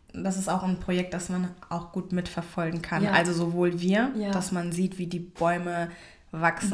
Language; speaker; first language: German; native; German